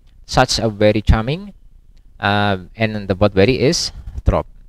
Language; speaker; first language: English; non-native, fluent; Indonesian